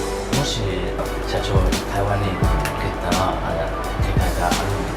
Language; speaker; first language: Japanese; non-native, learner; Chinese